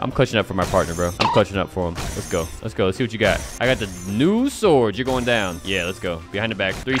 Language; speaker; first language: English; native; English